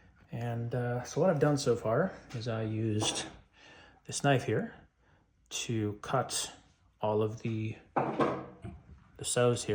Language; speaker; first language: English; native; English